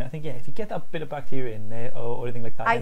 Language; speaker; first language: English; native; English